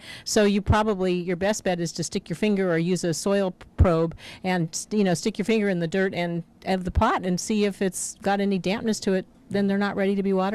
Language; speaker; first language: English; native; English